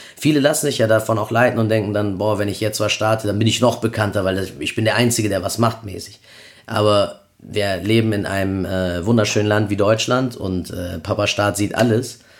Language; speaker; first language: German; early bilingual, other home language; Spanish